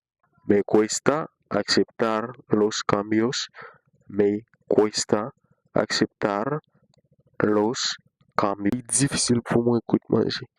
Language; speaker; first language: Spanish; non-native, fluent; Haitian Creole